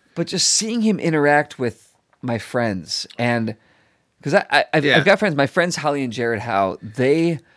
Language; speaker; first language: English; native; English